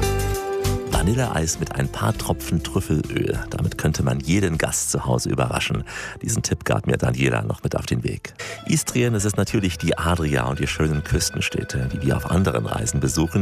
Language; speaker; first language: German; native; German